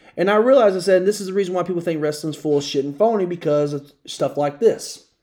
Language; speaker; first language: English; native; English